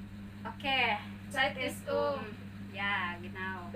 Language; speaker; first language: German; non-native, learner; Indonesian